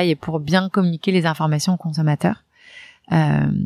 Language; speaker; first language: French; native; French